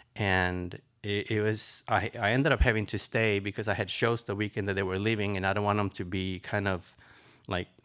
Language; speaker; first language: English; early bilingual, other home language; Spanish